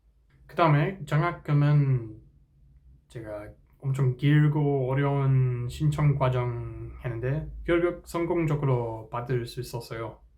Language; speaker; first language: Korean; non-native, fluent; English